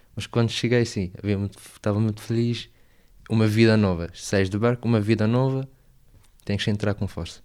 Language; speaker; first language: Portuguese; non-native, learner; Arabic